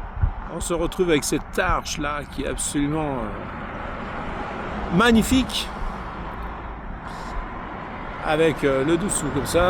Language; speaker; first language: French; native; French